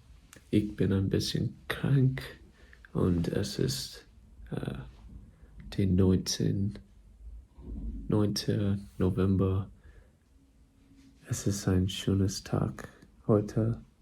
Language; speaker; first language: German; non-native, learner; English